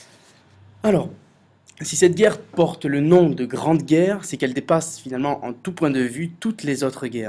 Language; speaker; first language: French; native; French